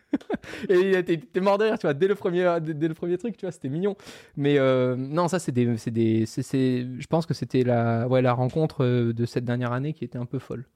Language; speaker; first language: French; native; French